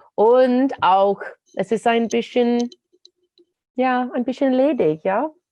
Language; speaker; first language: German; non-native, fluent; English